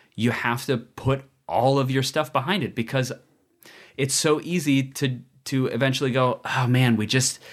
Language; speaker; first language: English; native; English